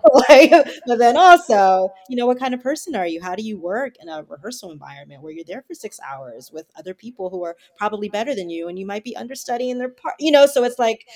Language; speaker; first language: English; native; English